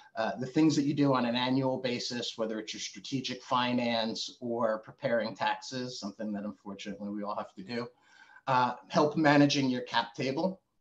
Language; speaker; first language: English; native; English